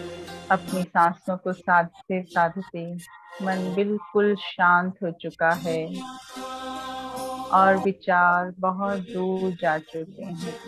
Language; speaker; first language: Hindi; native; Hindi